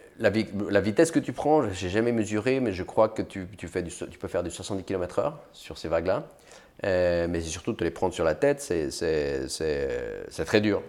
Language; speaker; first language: French; early bilingual, other home language; Portuguese